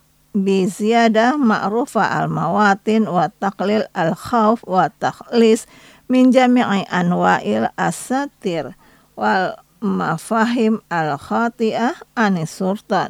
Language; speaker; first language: Arabic; non-native, fluent; Indonesian